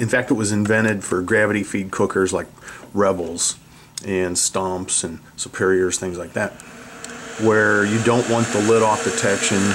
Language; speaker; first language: English; native; English